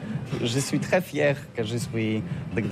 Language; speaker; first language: French; non-native, learner; Polish